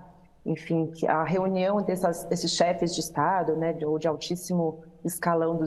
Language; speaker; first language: Portuguese; native; Portuguese